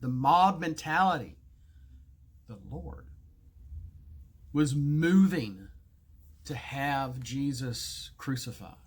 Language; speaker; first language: English; native; English